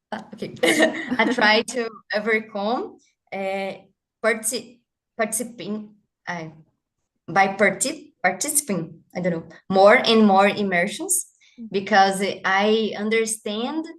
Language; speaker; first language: English; non-native, learner; Portuguese